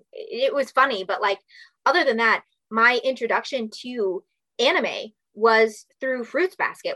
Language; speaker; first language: English; native; English